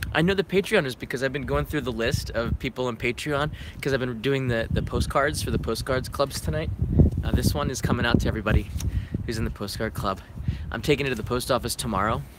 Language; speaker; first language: English; native; English